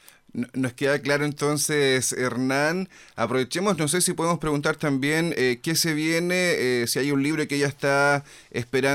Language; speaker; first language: Spanish; native; Spanish